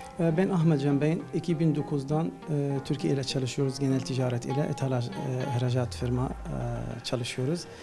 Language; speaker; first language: Turkish; non-native, learner; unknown